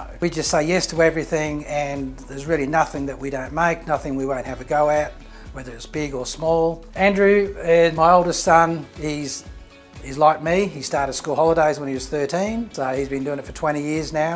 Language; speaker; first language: English; early bilingual, other home language; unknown